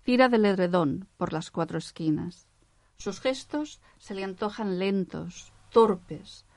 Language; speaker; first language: Spanish; non-native, local second language; Catalan